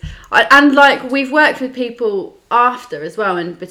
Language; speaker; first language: English; native; English